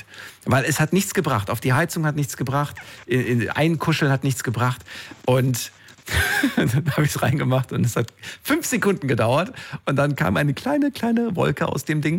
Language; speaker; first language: German; native; German